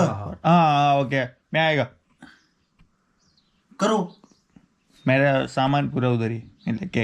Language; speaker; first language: Hindi; non-native, local second language; Malayalam